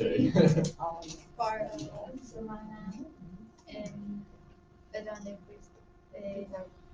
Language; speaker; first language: Spanish; non-native, learner; English